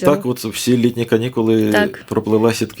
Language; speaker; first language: Ukrainian; native; Ukrainian